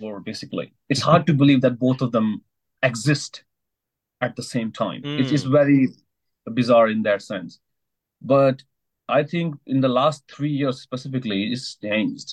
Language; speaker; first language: English; non-native, local second language; Hindi